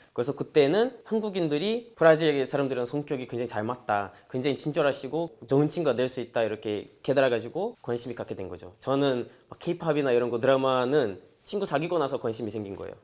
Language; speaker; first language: Korean; non-native, fluent; Portuguese